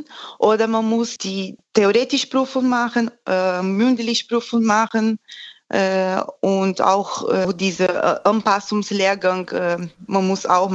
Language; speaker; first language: German; non-native, fluent; Portuguese